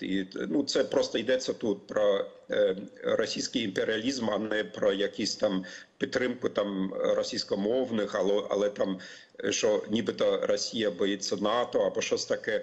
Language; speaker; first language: Ukrainian; non-native, fluent; German